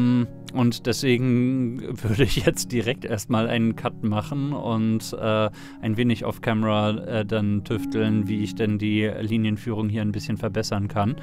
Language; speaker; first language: German; native; German